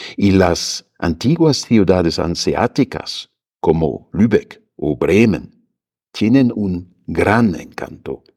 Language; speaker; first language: Spanish; non-native, fluent; German